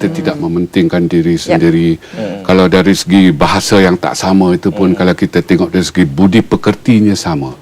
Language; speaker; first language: Malay; native; Malay